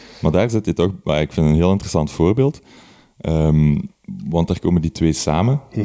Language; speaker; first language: Dutch; native; Dutch